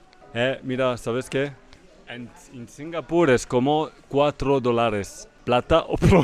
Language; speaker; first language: Spanish; non-native, learner; French